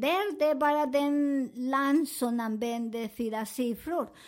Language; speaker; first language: Swedish; non-native, learner; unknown